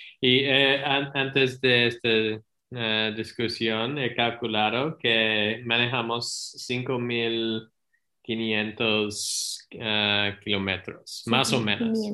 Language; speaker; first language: Spanish; non-native, learner; English